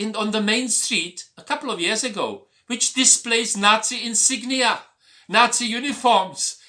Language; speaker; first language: English; non-native, fluent; Czech